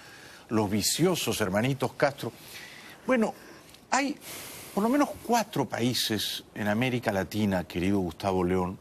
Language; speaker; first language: Spanish; native; Spanish